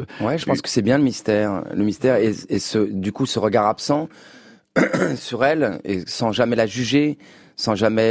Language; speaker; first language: French; native; French